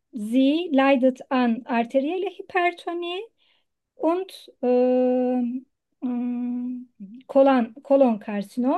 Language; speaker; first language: German; non-native, learner; Turkish